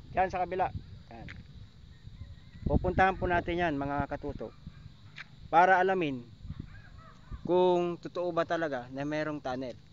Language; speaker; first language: Filipino; non-native, local second language; Bikol